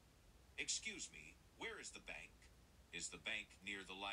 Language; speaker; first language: English; non-native, learner; Japanese